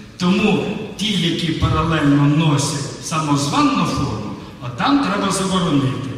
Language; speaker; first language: Ukrainian; native; Ukrainian